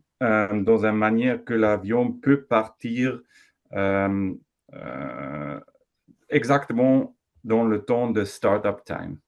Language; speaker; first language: French; non-native, fluent; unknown